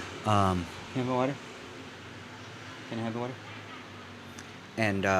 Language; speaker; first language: English; native; English